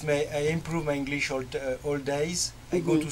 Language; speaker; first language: English; non-native, learner; French